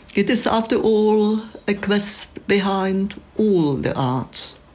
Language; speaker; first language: English; non-native, fluent; Czech